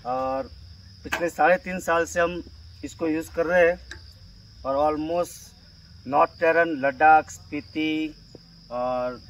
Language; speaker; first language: Hindi; non-native, local second language; Gujarati